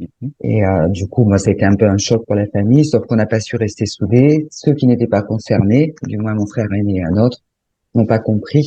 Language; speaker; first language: French; native; French